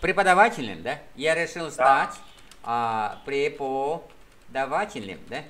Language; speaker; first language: Russian; non-native, fluent; Vietnamese